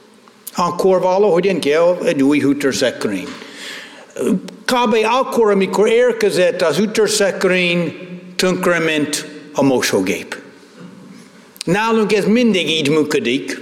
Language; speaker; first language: Hungarian; non-native, fluent; English